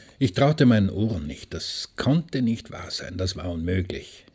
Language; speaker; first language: German; native; German